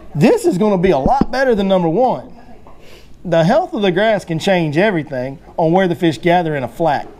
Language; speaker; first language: English; native; English